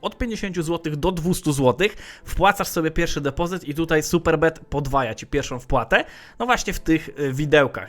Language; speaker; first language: Polish; native; Polish